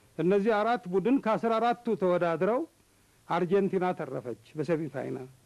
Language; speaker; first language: Amharic; native; Amharic